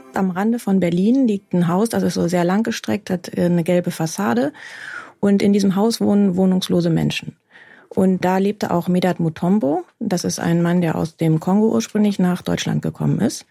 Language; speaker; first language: German; native; German